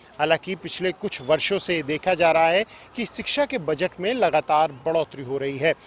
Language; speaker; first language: Hindi; native; Hindi